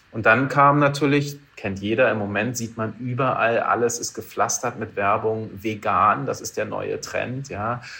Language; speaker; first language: German; native; German